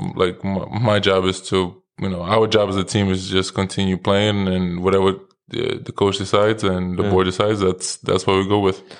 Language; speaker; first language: English; non-native, fluent; Lithuanian